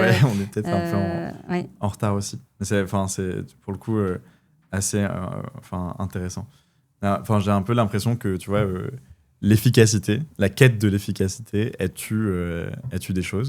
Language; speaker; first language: French; native; French